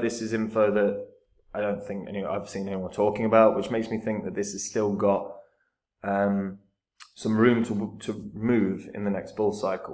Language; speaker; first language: English; native; English